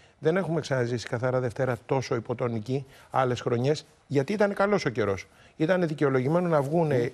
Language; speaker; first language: Greek; native; Greek